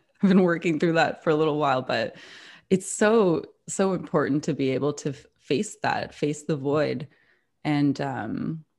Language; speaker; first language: English; native; English